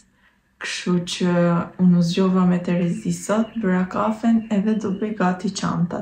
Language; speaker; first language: Albanian; native; Albanian